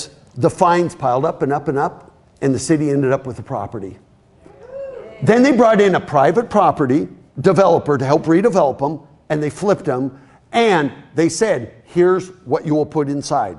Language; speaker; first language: English; native; English